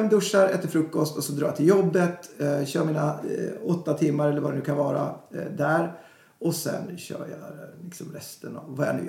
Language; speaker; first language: Swedish; native; Swedish